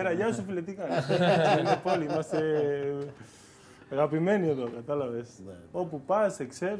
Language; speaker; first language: Greek; non-native, fluent; Spanish